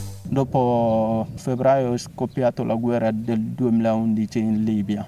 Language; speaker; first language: Italian; non-native, fluent; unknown